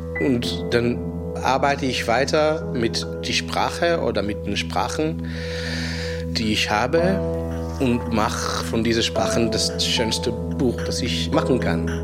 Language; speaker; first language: German; non-native, fluent; Hebrew